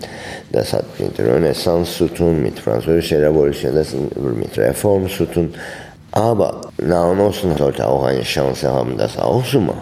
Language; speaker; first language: German; non-native, fluent; Turkish